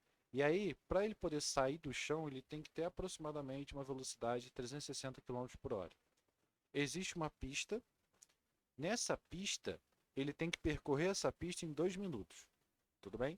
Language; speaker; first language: Portuguese; native; Portuguese